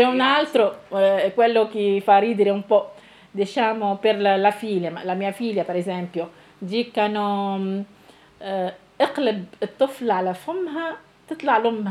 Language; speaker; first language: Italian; non-native, learner; Arabic